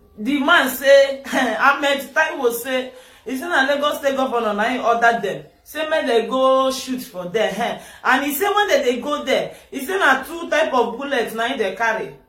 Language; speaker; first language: Nigerian Pidgin; native; Nigerian Pidgin